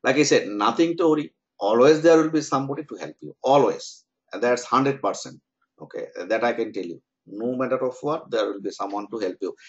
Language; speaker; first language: English; non-native, local second language; Bangla